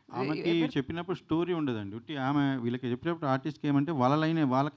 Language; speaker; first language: Telugu; native; Telugu